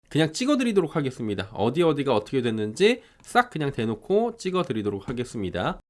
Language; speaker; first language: Korean; native; Korean